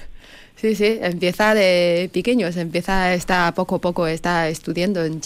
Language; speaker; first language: Spanish; non-native, learner; Chinese